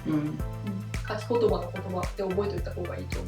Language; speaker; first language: Japanese; native; Japanese